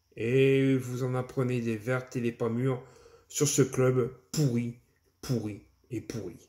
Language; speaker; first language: French; native; French